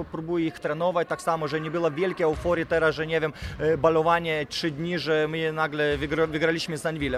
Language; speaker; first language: Polish; non-native, fluent; Lithuanian